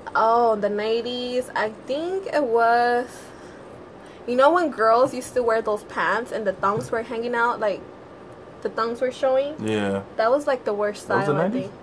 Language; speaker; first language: English; native; English